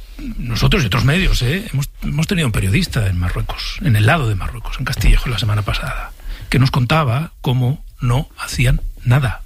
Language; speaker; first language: Spanish; native; Spanish